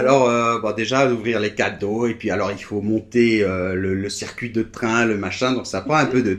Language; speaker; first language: French; native; French